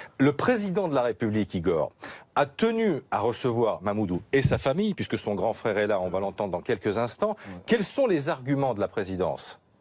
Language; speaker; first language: French; native; French